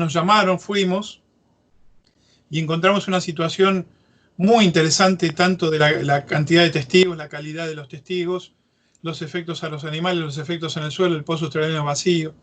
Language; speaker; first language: Spanish; native; Spanish